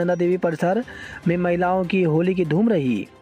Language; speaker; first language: Hindi; native; Hindi